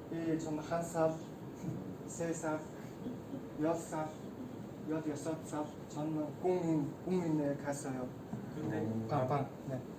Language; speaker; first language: Korean; non-native, learner; Mongolian